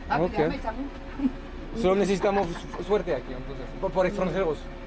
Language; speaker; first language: Spanish; non-native, learner; French